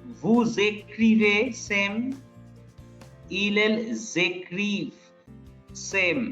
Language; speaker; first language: French; non-native, fluent; Bangla